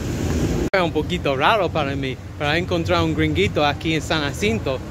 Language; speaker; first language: Spanish; non-native, learner; English